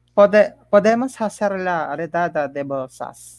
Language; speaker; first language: Spanish; non-native, learner; Filipino